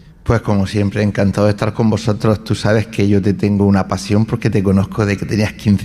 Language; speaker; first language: Spanish; native; Spanish